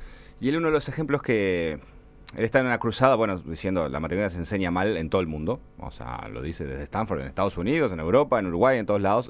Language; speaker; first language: Spanish; native; Spanish